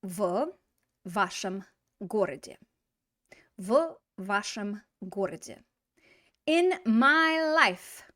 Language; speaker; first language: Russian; non-native, fluent; English